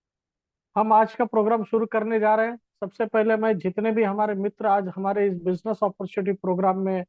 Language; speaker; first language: Hindi; native; Hindi